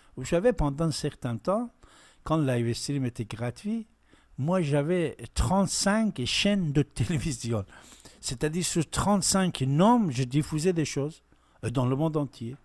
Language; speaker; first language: French; non-native, fluent; Persian